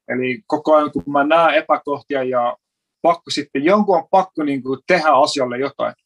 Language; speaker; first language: Finnish; non-native, fluent; Persian